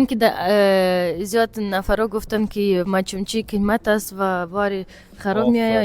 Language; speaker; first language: Persian; early bilingual, heritage; Persian